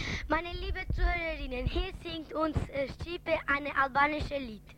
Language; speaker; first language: German; early bilingual, other home language; Albanian